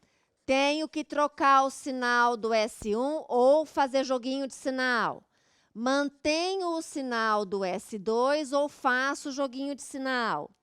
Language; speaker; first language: Portuguese; native; Portuguese